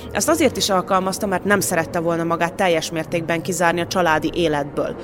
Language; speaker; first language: Hungarian; native; Hungarian